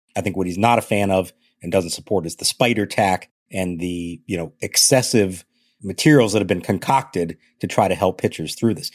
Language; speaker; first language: English; native; English